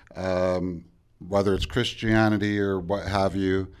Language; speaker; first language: English; early bilingual, other home language; Spanish